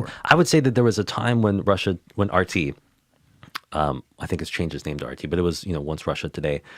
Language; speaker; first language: English; native; English